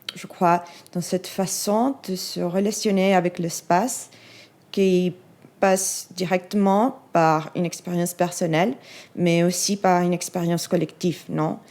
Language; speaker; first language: French; non-native, fluent; Spanish